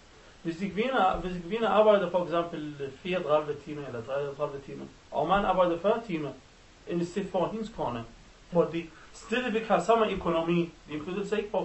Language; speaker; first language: Danish; non-native, learner; Arabic